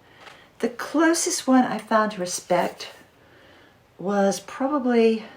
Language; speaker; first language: English; native; English